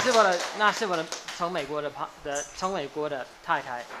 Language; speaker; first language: Chinese; non-native, fluent; English